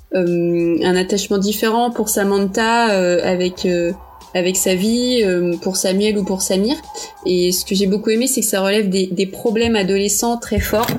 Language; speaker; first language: French; early bilingual, heritage; Portuguese